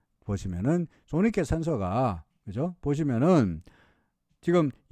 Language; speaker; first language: Korean; native; Korean